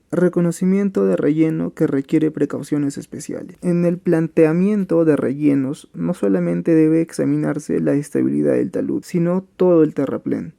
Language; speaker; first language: Spanish; native; Spanish